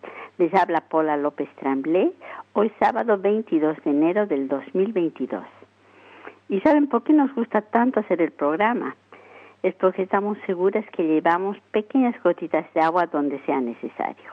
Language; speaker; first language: Spanish; native; Spanish